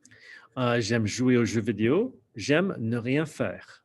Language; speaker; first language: French; non-native, fluent; English